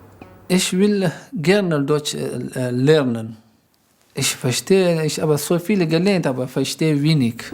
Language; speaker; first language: German; non-native, learner; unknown